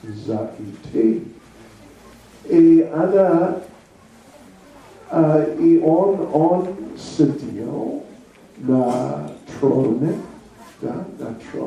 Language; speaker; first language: Russian; non-native, learner; English